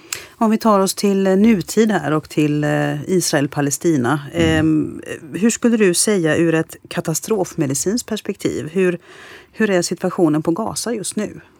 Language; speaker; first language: Swedish; native; Swedish